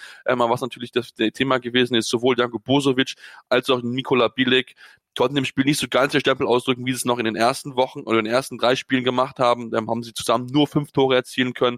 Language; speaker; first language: German; native; German